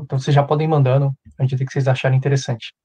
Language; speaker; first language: Portuguese; native; Portuguese